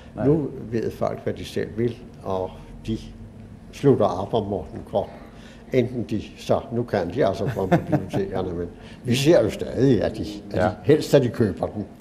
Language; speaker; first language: Danish; native; Danish